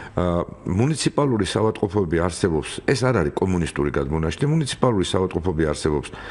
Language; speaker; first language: Georgian; native; Georgian